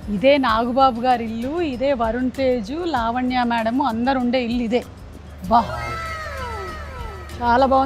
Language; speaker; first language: Telugu; native; Telugu